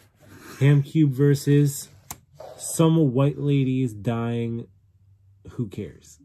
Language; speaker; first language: English; native; English